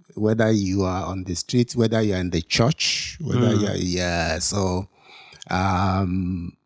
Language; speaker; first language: English; non-native, local second language; Yoruba